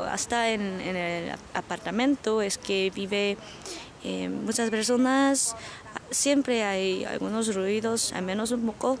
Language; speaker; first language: Spanish; non-native, fluent; Korean